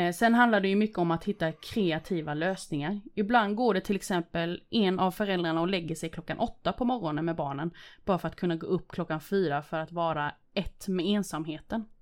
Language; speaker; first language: Swedish; early bilingual, other home language; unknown